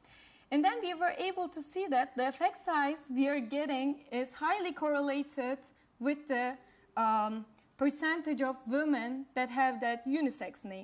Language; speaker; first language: English; non-native, fluent; Turkish